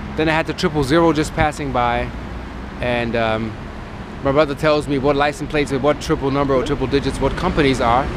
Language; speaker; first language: English; non-native, fluent; German